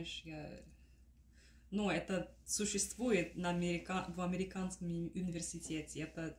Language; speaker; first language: Russian; early bilingual, heritage; Russian